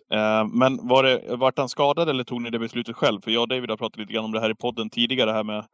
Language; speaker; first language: Swedish; native; Swedish